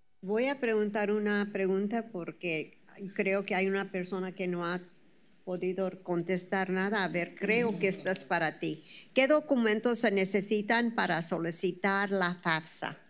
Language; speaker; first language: Spanish; early bilingual, heritage; Spanish